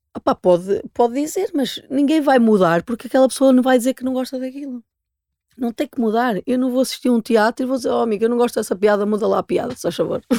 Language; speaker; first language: Portuguese; native; Portuguese